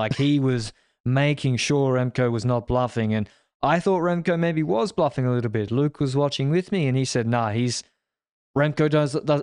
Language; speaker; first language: English; native; English